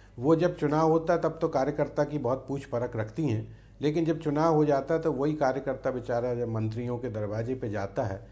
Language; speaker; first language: Hindi; native; Hindi